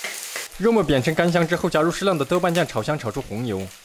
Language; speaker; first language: Chinese; native; Chinese